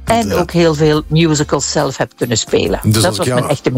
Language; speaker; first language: Dutch; native; Dutch